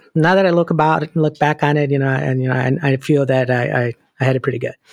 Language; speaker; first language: English; early bilingual, other home language; Spanish